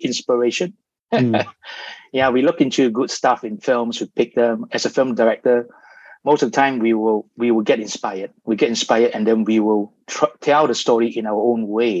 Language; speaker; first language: English; non-native, local second language; Cantonese